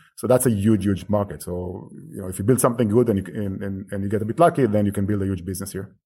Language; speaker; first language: English; non-native, fluent; Hebrew